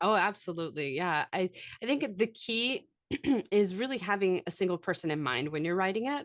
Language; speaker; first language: English; native; English